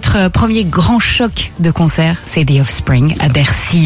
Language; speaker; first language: French; native; French